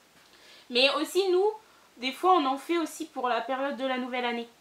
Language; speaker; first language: French; native; French